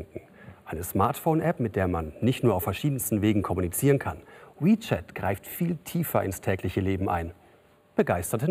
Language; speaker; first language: German; native; German